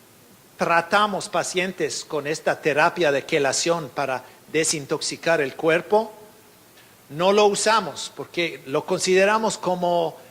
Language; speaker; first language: Spanish; non-native, fluent; English